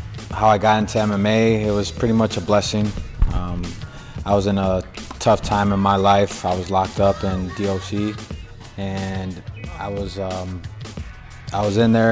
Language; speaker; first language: English; early bilingual, other home language; Spanish